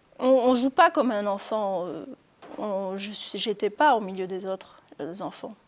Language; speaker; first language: French; early bilingual, other home language; Arabic